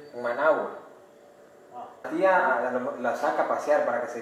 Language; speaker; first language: Spanish; native; Spanish